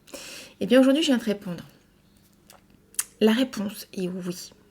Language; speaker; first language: French; native; French